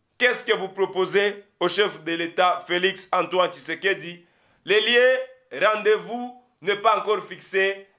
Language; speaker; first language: French; non-native, local second language; Lingala